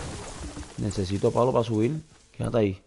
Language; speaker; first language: Spanish; native; Spanish